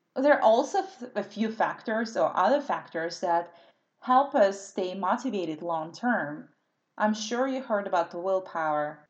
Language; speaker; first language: English; non-native, fluent; Russian